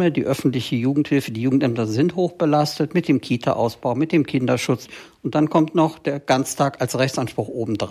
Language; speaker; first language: German; native; German